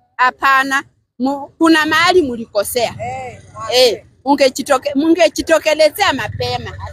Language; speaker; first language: Swahili; non-native, local second language; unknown